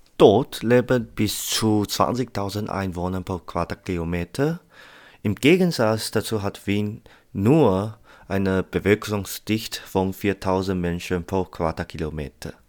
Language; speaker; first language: German; non-native, learner; Chinese